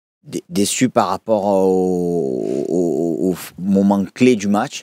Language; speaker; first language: French; native; French